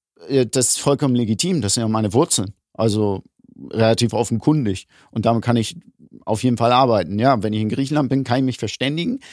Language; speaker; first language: German; early bilingual, other home language; Greek